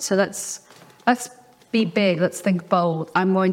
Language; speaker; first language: English; early bilingual, other home language; Chinese